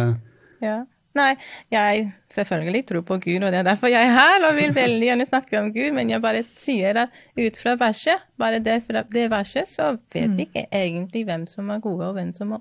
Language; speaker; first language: Norwegian; non-native, fluent; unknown